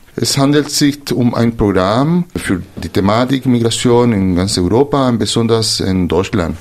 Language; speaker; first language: German; non-native, fluent; Spanish